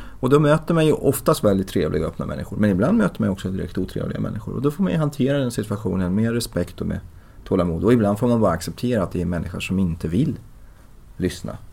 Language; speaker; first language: Swedish; early bilingual, other home language; Persian